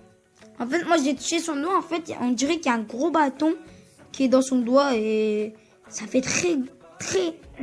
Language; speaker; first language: French; early bilingual, other home language; Turkish